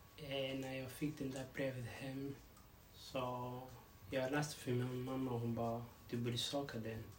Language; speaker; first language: Swedish; non-native, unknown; Arabic